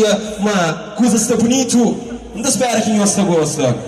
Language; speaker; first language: Portuguese; non-native, local second language; Kabuverdianu